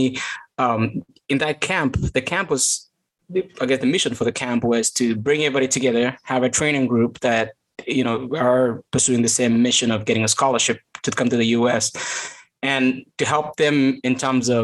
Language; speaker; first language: English; non-native, local second language; Kalenjin